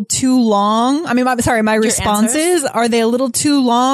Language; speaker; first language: English; native; English